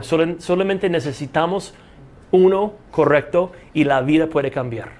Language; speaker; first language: Spanish; non-native, fluent; English